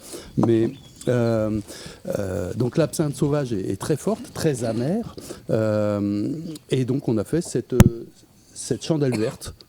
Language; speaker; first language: French; native; French